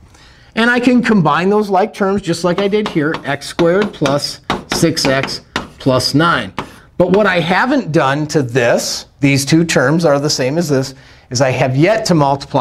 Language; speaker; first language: English; native; English